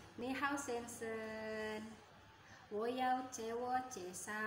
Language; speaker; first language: Chinese; non-native, learner; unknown